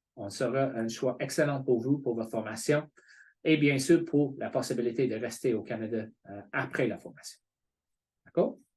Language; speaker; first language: French; non-native, fluent; English